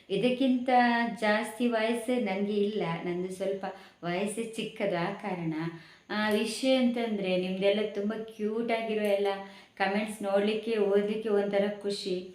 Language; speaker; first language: Kannada; native; Kannada